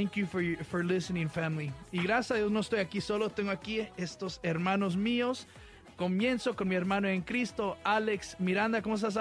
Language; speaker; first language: Spanish; early bilingual, heritage; Spanish